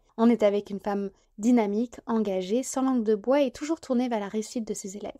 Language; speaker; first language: French; native; French